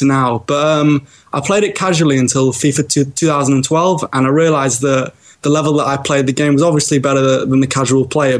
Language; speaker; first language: English; native; English